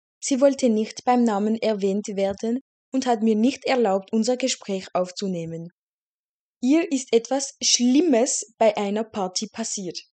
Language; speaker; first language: German; non-native, fluent; French